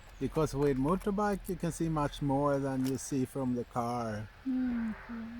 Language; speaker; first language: English; non-native, learner; Swedish